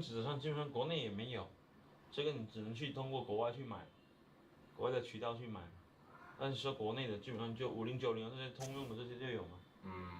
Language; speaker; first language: Chinese; native; Chinese